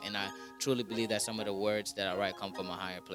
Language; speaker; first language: English; early bilingual, other home language; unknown